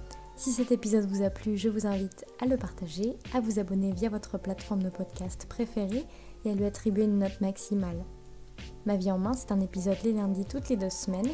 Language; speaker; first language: French; native; French